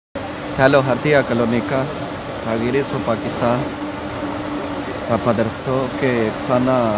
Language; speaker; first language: Greek; non-native, learner; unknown